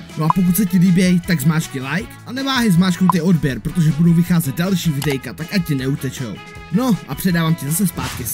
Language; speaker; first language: Czech; native; Czech